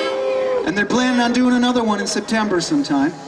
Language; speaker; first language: English; native; English